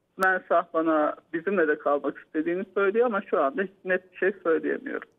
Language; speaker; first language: Turkish; native; Turkish